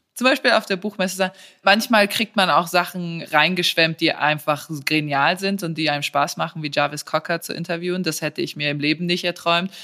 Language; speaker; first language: German; early bilingual, other home language; Serbian